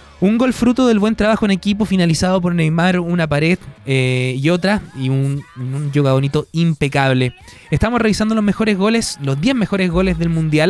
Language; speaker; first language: Spanish; native; Spanish